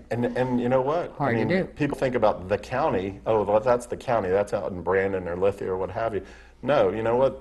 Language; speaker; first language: English; native; English